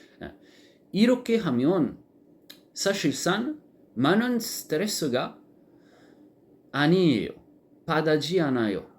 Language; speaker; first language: Korean; non-native, learner; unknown